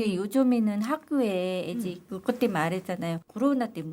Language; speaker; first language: Korean; non-native, learner; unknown